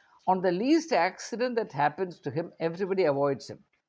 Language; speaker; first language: English; non-native, local second language; Malayalam